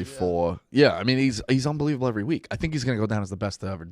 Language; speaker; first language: English; native; English